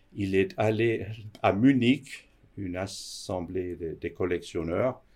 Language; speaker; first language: French; non-native, fluent; Danish